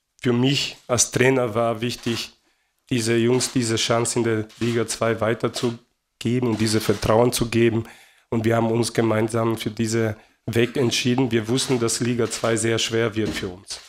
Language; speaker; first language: German; non-native, fluent; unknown